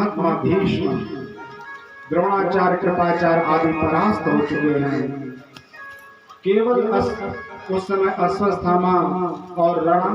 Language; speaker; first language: Hindi; native; Hindi